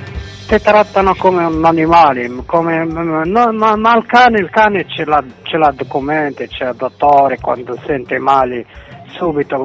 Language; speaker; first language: Italian; non-native, fluent; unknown